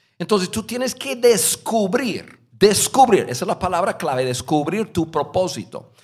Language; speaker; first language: Spanish; non-native, fluent; English